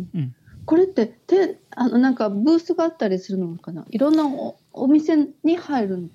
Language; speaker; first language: Japanese; native; Japanese